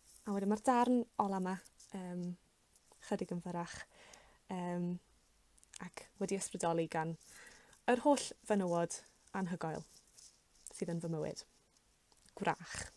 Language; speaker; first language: Welsh; native; Welsh